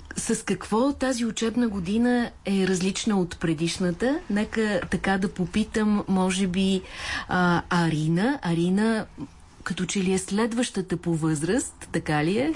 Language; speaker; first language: Bulgarian; native; Bulgarian